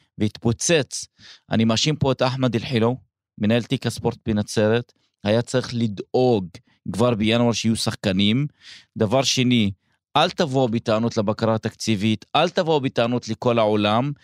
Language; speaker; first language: Hebrew; non-native, local second language; Arabic